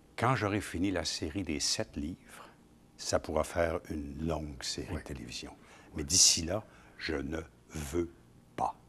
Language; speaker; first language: French; native; French